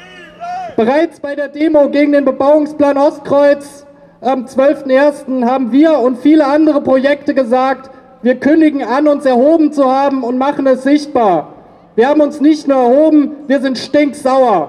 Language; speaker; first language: German; native; German